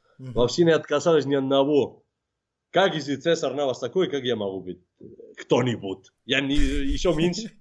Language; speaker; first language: Russian; non-native, fluent; Spanish